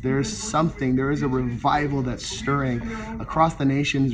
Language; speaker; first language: English; native; English